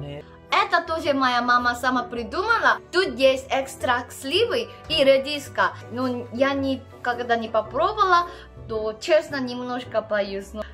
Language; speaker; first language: Russian; non-native, fluent; Korean